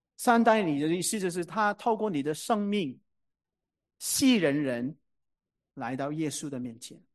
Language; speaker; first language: Chinese; non-native, local second language; Cantonese